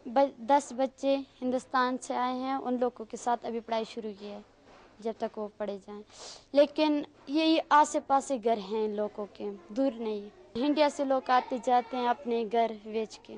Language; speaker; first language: Hindi; non-native, fluent; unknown